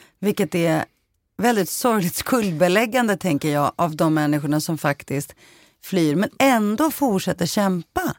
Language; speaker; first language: Swedish; early bilingual, other home language; Greek